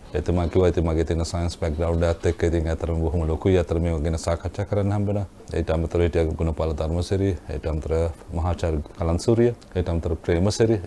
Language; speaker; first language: Sinhala; non-native, local second language; Tamil